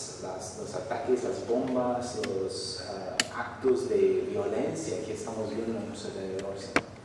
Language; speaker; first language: Spanish; non-native, fluent; English